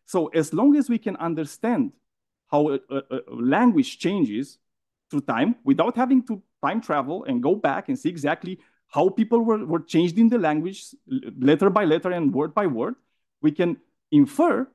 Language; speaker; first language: English; non-native, fluent; Romanian